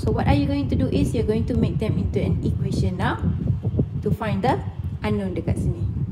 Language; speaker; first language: English; non-native, local second language; Malay